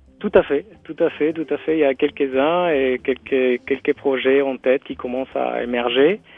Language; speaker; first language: French; non-native, fluent; Spanish